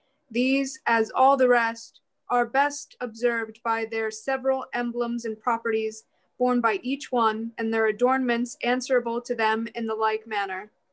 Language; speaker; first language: English; native; English